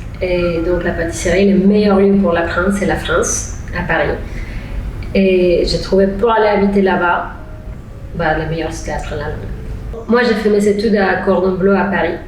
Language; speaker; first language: French; non-native, fluent; Spanish